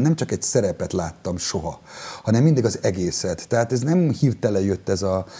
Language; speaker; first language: Hungarian; native; Hungarian